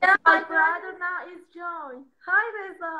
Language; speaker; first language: English; non-native, learner; Persian